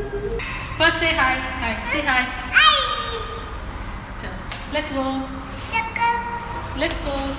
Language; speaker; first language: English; non-native, local second language; Hindi